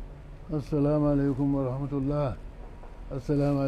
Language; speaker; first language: Arabic; non-native, fluent; Hausa